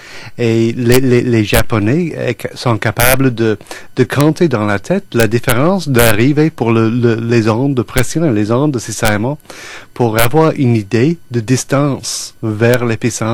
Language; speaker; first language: French; non-native, fluent; English